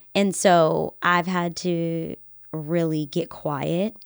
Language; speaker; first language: English; native; English